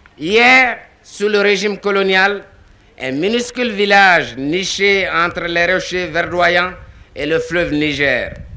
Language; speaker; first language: French; non-native, local second language; Bambara